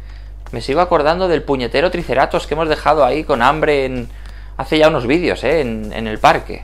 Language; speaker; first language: Spanish; native; Spanish